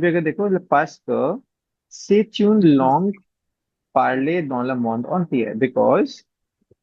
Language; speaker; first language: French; non-native, fluent; Hindi